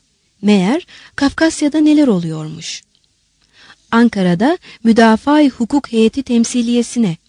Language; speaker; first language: Turkish; native; Turkish